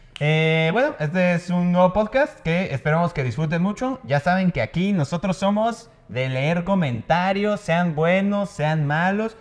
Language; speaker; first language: Spanish; native; Spanish